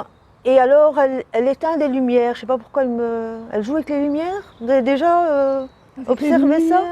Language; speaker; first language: French; native; French